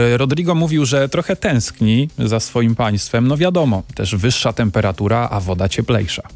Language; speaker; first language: Polish; native; Polish